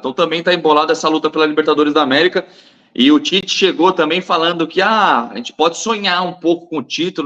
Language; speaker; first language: Portuguese; native; Portuguese